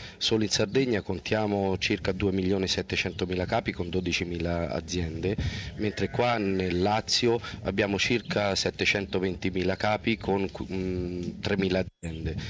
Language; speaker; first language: Italian; native; Italian